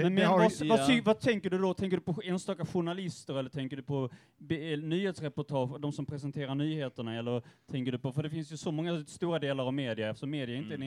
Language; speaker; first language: Swedish; native; Swedish